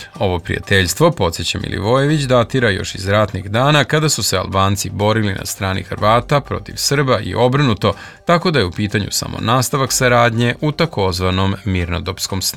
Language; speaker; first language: Serbian; native; Serbian